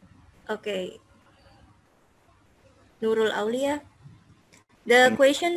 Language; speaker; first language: English; non-native, fluent; Indonesian